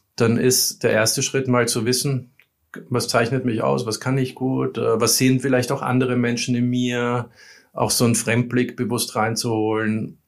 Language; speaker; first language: German; native; German